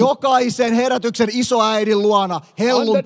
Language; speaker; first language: Finnish; native; Finnish